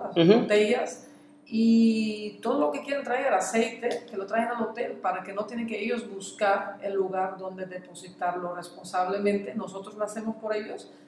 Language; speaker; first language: Spanish; non-native, fluent; Dutch